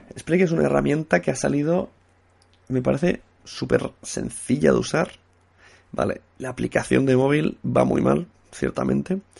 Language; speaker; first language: Spanish; native; Spanish